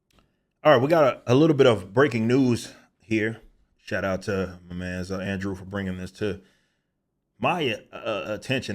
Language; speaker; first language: English; native; English